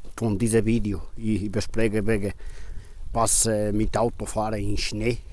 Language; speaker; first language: German; non-native, learner; Portuguese